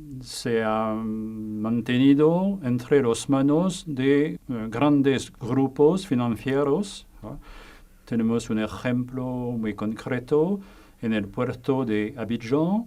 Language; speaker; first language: Spanish; non-native, fluent; French